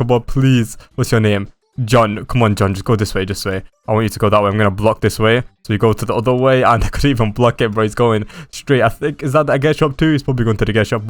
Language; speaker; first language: English; native; English